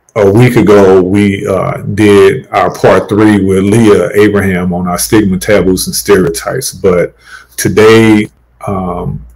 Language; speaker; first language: English; native; English